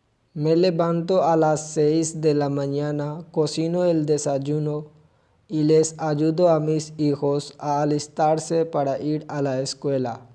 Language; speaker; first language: Spanish; non-native, fluent; Urdu